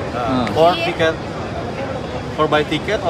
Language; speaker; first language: English; non-native, learner; Indonesian